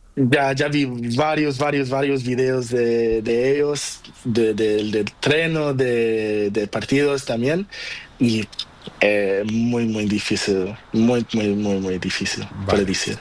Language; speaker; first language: Spanish; non-native, learner; Portuguese